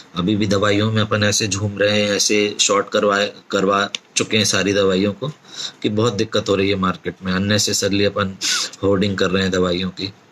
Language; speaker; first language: Hindi; native; Hindi